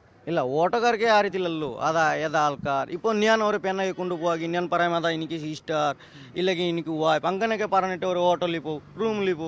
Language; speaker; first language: Malayalam; non-native, local second language; Assamese